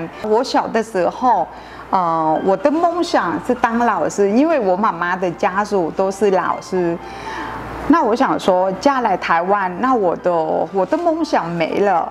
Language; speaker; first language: Chinese; non-native, fluent; Vietnamese